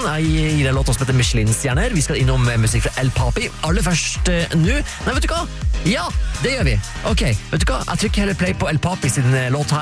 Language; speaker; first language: Norwegian; native; Norwegian